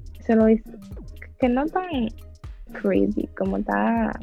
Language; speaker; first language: Spanish; early bilingual, heritage; English